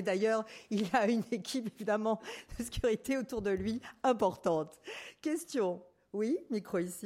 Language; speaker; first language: French; native; French